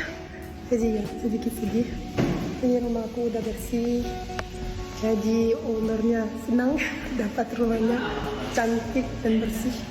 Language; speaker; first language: Indonesian; non-native, fluent; French